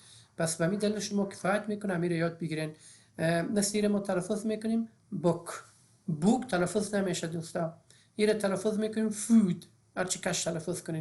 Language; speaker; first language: Persian; native; Persian